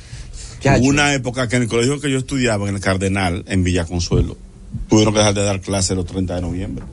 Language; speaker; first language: Spanish; native; Spanish